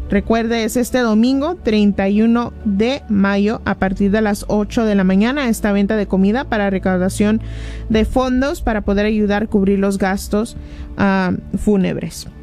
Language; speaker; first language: Spanish; early bilingual, heritage; Spanish